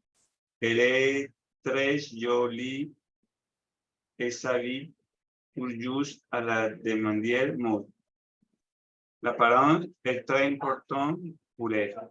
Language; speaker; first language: French; non-native, learner; Spanish